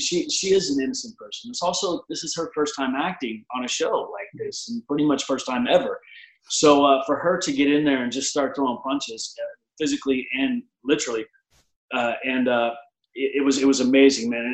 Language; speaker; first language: English; native; English